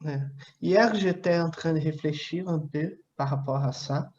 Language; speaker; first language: French; non-native, fluent; Portuguese